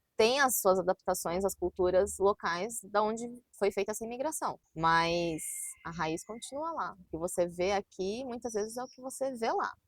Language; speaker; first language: Portuguese; native; Portuguese